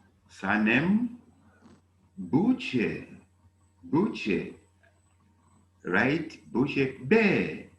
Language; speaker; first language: German; non-native, learner; Bemba